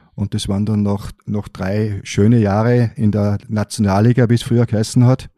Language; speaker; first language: German; native; German